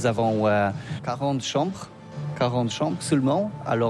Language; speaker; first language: French; non-native, learner; Polish